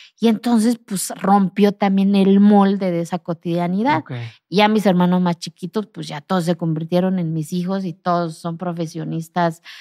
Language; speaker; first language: Spanish; non-native, local second language; Zapotec